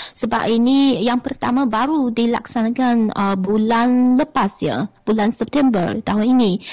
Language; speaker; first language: Malay; non-native, fluent; Chinese